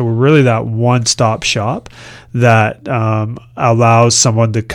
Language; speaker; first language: English; native; English